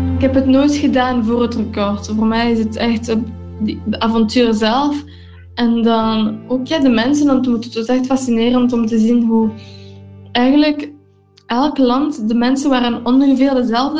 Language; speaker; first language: Dutch; non-native, local second language; English